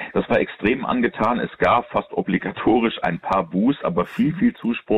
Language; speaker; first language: German; native; German